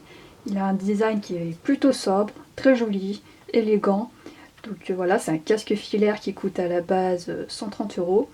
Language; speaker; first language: French; native; French